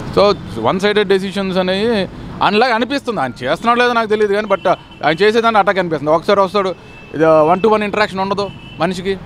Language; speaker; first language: Telugu; native; Telugu